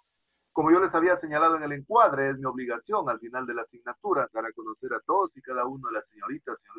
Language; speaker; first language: Spanish; native; Spanish